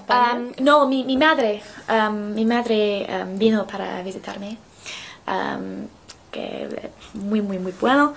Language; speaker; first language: Spanish; non-native, learner; English